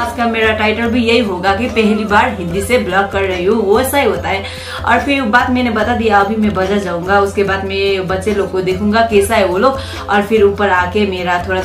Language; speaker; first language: Hindi; non-native, local second language; Nepali